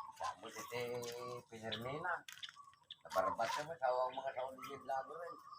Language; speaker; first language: Filipino; native; Filipino